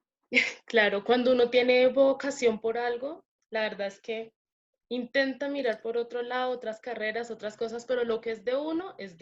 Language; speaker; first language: Spanish; native; Spanish